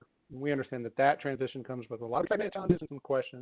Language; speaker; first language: English; native; English